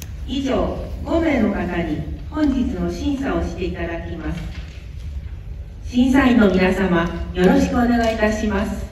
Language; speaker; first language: Japanese; native; Japanese